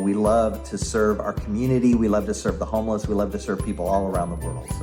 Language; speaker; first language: English; native; English